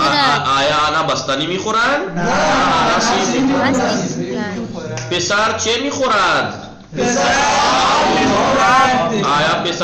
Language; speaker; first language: Persian; non-native, fluent; Urdu